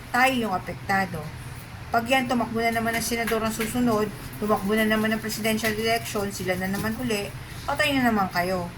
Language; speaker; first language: Filipino; native; Filipino